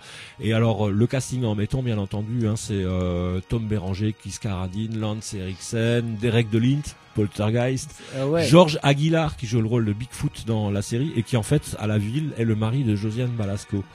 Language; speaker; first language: French; native; French